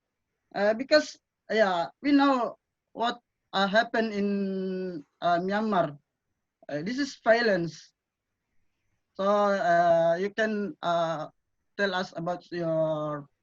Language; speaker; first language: English; non-native, learner; Indonesian